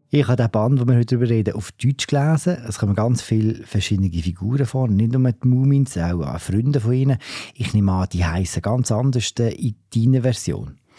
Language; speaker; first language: German; native; German